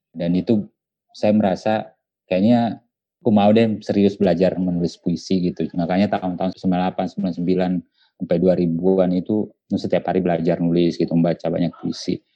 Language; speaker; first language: Indonesian; non-native, local second language; Buginese